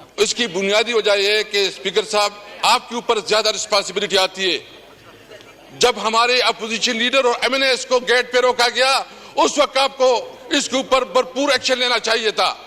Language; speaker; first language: Urdu; non-native, local second language; Pashto